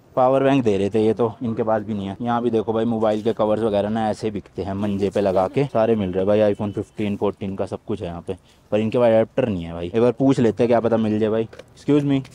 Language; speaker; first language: Hindi; native; Hindi